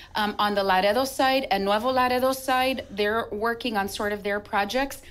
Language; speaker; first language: English; native; English